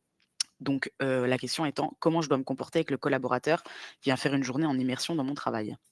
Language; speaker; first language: French; native; French